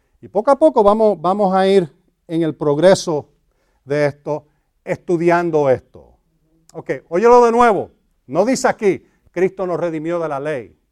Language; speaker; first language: Spanish; early bilingual, heritage; Spanish